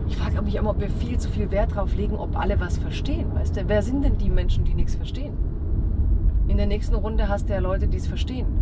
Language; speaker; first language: German; early bilingual, other home language; Croatian